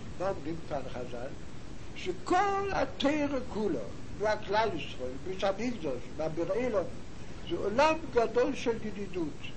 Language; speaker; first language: Hebrew; non-native, fluent; Yiddish